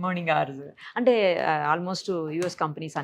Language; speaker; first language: Telugu; native; Telugu